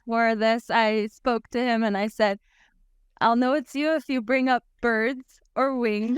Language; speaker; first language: English; native; English